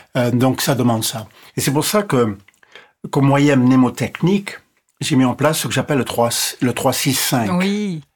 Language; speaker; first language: French; non-native, local second language; English